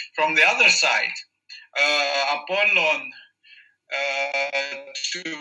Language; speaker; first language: English; non-native, fluent; Greek